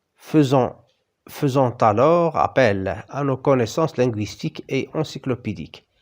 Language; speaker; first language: French; non-native, local second language; Arabic